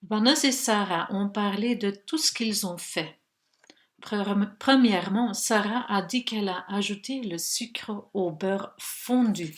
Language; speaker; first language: French; non-native, local second language; Dutch